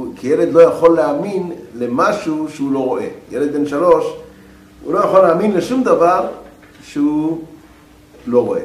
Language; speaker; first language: Hebrew; native; Hebrew